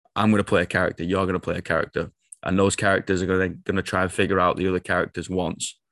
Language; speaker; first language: English; native; English